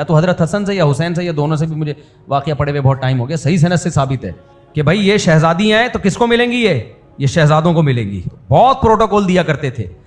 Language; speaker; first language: Urdu; native; Urdu